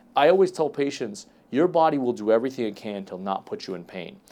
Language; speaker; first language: English; native; English